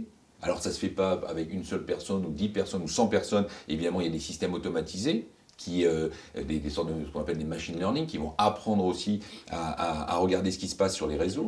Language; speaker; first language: French; native; French